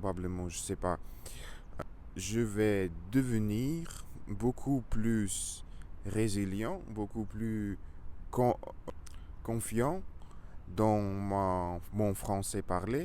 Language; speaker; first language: French; non-native, learner; Russian